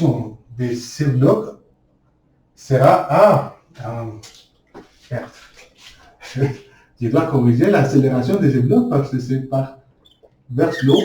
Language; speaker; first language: French; non-native, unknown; Spanish